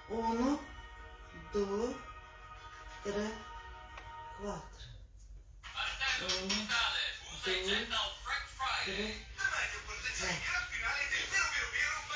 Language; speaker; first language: Italian; non-native, learner; Russian